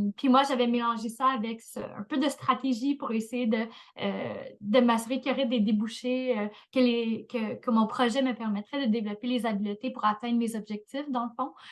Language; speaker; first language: French; native; French